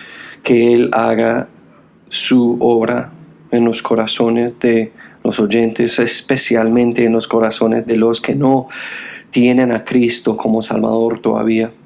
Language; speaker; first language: Spanish; non-native, fluent; English